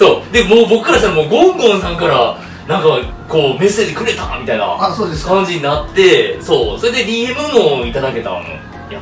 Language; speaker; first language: Japanese; native; Japanese